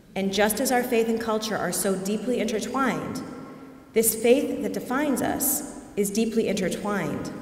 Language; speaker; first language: English; native; English